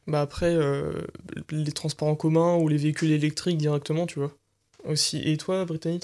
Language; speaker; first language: French; native; French